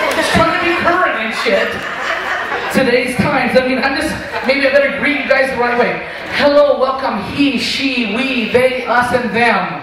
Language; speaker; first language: English; native; English